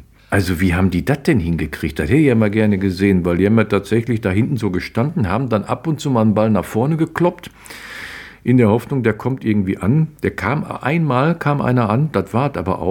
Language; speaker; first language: German; native; German